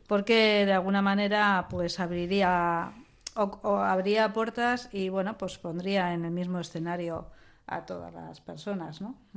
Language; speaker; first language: Spanish; native; Spanish